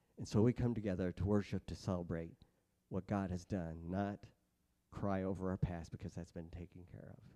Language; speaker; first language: English; native; English